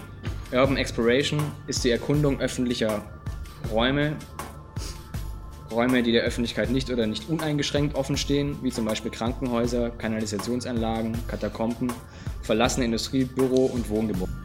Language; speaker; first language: German; native; German